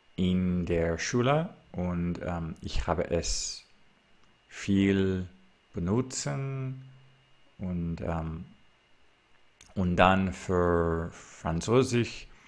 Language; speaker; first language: German; non-native, learner; English